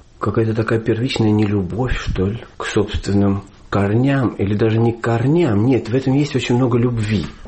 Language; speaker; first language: Russian; native; Russian